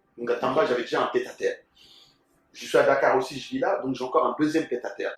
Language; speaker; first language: French; early bilingual, other home language; Soninke